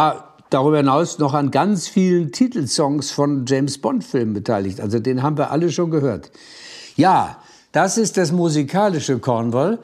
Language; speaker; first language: German; native; German